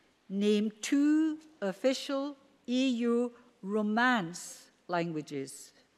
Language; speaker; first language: English; native; English